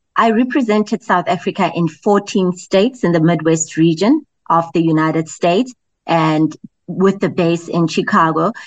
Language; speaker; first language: English; non-native, local second language; Zulu